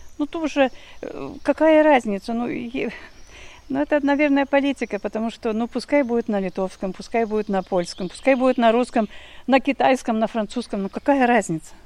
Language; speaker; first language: Russian; non-native, local second language; Polish